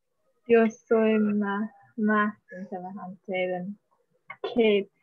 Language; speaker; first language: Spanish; non-native, learner; English